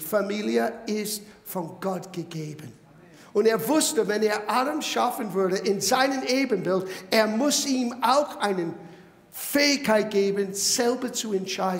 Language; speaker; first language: German; non-native, fluent; English